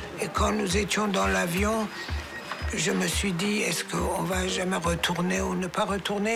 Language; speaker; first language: French; non-native, fluent; Persian